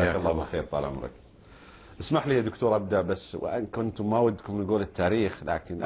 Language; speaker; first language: Arabic; native; Arabic